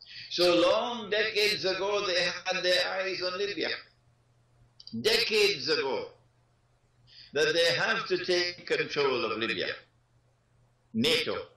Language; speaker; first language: English; native; English